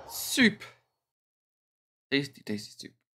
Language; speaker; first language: English; native; English